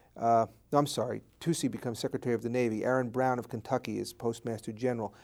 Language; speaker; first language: English; native; English